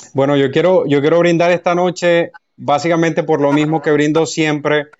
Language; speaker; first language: Spanish; native; Spanish